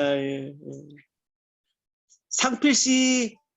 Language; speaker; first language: Korean; native; Korean